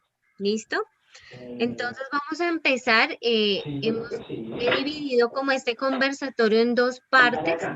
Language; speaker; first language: Spanish; native; Spanish